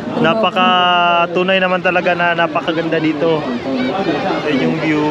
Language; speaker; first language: Filipino; native; Filipino